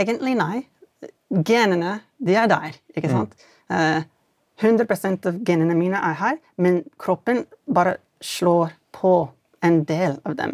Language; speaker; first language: Swedish; non-native, fluent; English